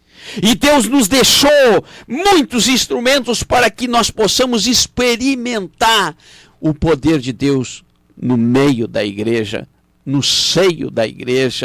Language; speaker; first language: Portuguese; native; Portuguese